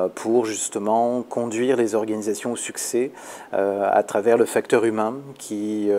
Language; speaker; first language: French; native; French